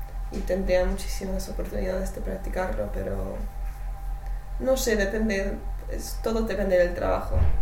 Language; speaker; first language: Spanish; non-native, fluent; English